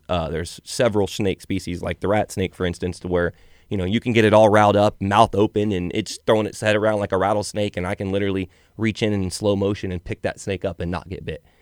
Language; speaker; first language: English; native; English